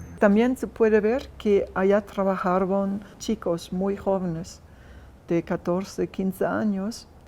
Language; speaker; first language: Spanish; non-native, fluent; German